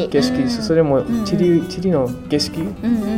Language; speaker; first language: Japanese; non-native, learner; Spanish